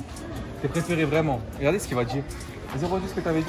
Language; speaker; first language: French; native; French